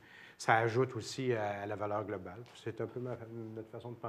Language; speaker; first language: French; native; French